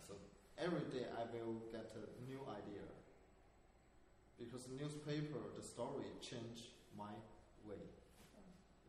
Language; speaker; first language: English; non-native, learner; Chinese